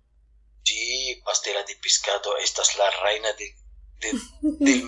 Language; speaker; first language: Spanish; non-native, learner; Arabic